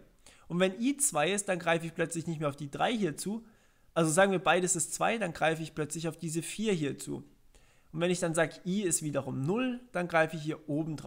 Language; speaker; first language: German; native; German